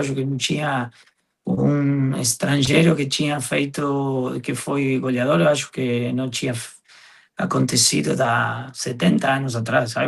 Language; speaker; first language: Portuguese; non-native, fluent; Spanish